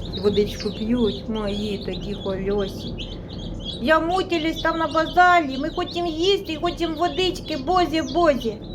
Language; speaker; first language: Ukrainian; native; Ukrainian